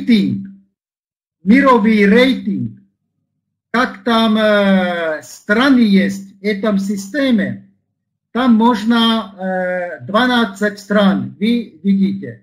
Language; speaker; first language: Russian; non-native, learner; Slovak